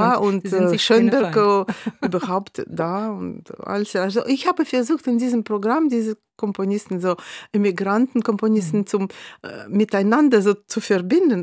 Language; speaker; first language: German; non-native, fluent; Russian